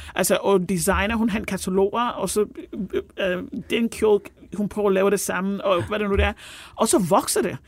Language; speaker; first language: Danish; non-native, fluent; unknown